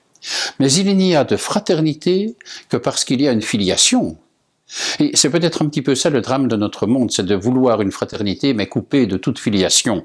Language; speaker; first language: French; native; French